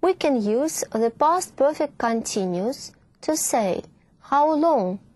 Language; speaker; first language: English; non-native, fluent; Russian